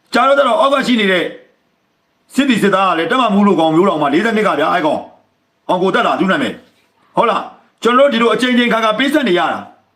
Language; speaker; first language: Burmese; native; Burmese